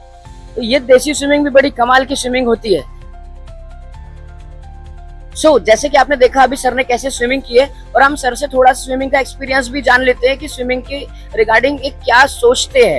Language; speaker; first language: Hindi; native; Hindi